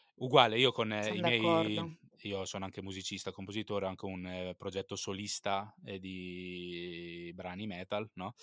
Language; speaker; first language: Italian; native; Italian